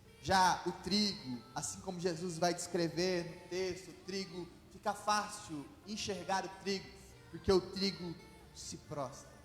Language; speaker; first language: Portuguese; native; Portuguese